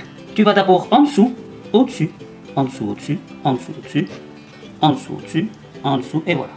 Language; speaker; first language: French; native; French